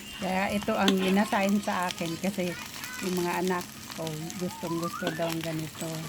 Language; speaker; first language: Filipino; non-native, local second language; Cebuano